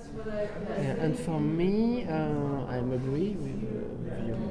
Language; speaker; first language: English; non-native, learner; French